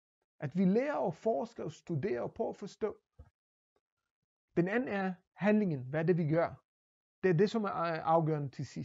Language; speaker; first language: Danish; non-native, fluent; Hebrew